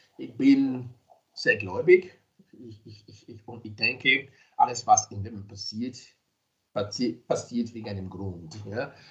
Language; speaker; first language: German; non-native, fluent; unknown